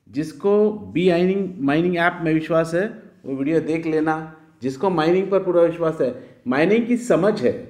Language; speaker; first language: Hindi; non-native, local second language; Marathi